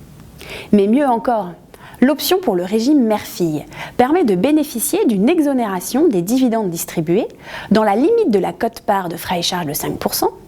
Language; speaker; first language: French; native; French